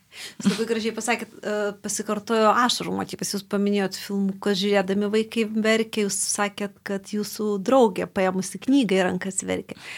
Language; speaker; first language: Lithuanian; native; Lithuanian